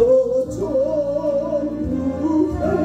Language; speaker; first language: Korean; native; Korean